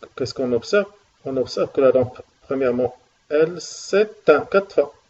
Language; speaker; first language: French; non-native, local second language; Arabic